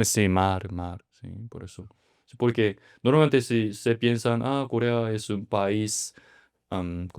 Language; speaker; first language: Spanish; non-native, learner; Korean